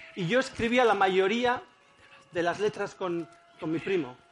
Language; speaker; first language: Spanish; non-native, fluent; Wolof